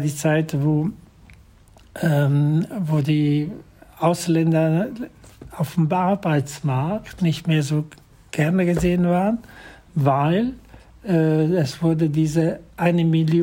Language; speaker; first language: German; non-native, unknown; Italian